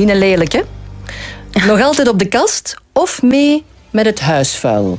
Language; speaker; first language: Dutch; native; Dutch